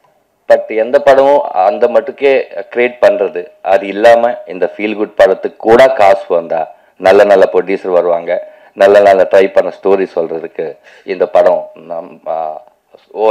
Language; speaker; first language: Tamil; non-native, local second language; Telugu